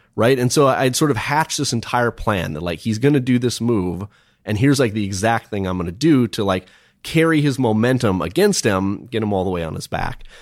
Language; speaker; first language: English; native; English